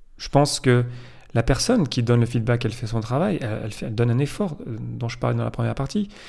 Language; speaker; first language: French; native; French